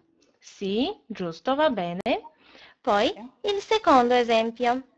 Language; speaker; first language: Italian; non-native, fluent; Bulgarian